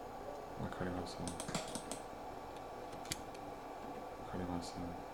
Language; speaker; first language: Japanese; non-native, learner; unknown